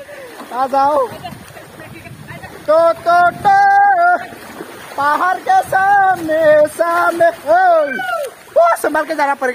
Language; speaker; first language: Hindi; non-native, local second language; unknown